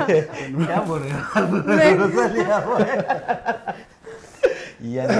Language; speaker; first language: Hindi; non-native, fluent; Pashto